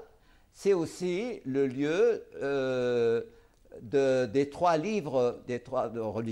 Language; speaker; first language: French; non-native, local second language; Arabic